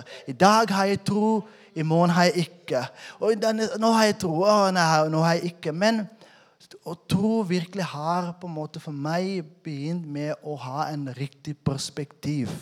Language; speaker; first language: Norwegian; non-native, fluent; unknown